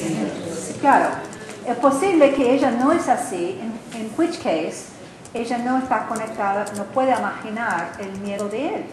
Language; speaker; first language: Spanish; non-native, learner; English